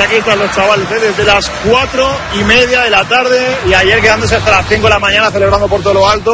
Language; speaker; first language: Spanish; native; Spanish